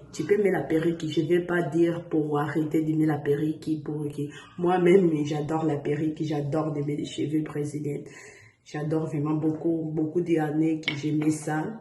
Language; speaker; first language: French; non-native, learner; Portuguese